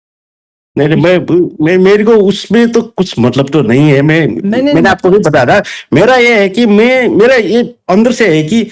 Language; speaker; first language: Hindi; non-native, local second language; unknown